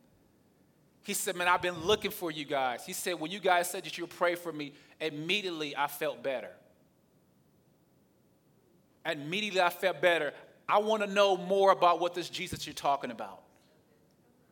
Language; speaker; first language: English; native; English